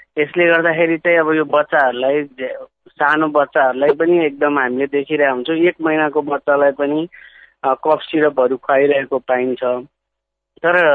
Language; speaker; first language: Nepali; non-native, local second language; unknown